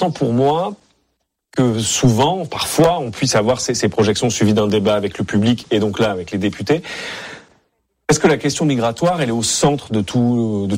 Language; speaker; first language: French; native; French